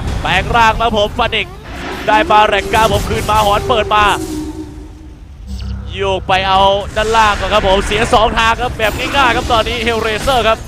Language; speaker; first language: Thai; native; Thai